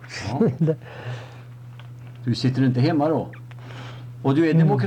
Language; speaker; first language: Swedish; native; Swedish